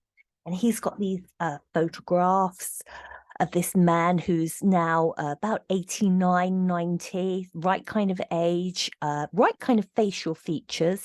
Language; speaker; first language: English; native; English